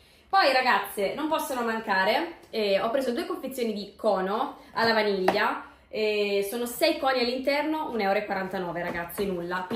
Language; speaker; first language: Italian; native; Italian